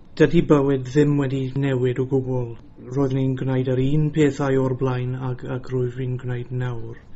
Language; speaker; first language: Welsh; non-native, learner; English